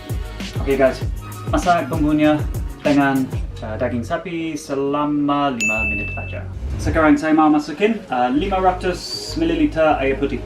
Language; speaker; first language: Indonesian; non-native, fluent; English